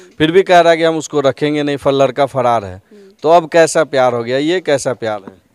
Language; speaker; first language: Hindi; native; Hindi